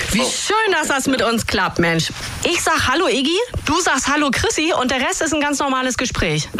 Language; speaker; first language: German; native; German